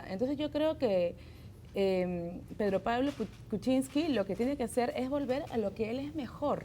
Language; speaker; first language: Spanish; native; Spanish